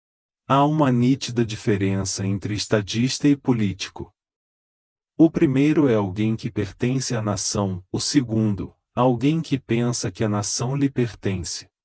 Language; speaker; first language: Portuguese; native; Portuguese